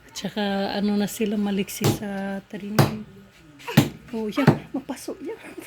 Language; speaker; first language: Filipino; non-native, local second language; Waray